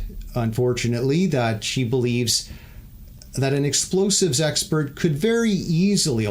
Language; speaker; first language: English; native; English